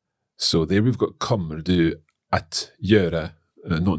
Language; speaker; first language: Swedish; non-native, learner; English